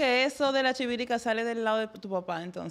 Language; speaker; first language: Spanish; native; Spanish